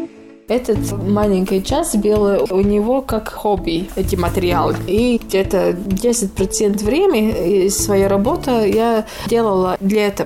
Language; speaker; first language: Russian; non-native, local second language; Latvian